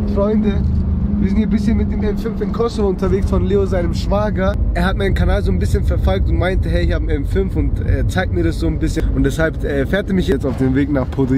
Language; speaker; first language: German; early bilingual, other home language; Turkish